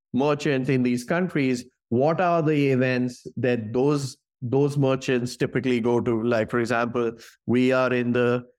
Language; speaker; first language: English; non-native, local second language; Hindi